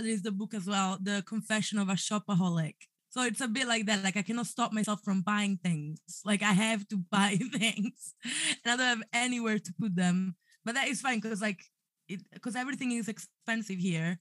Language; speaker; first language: English; non-native, fluent; Italian